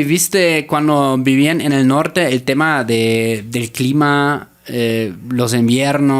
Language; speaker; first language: Spanish; native; Spanish